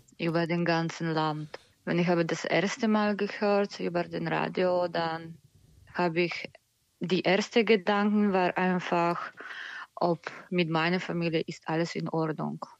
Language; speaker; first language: German; non-native, learner; Ukrainian